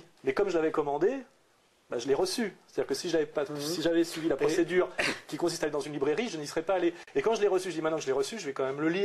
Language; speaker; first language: French; native; French